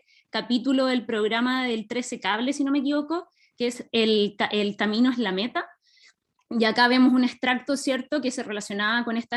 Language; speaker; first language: Spanish; native; Spanish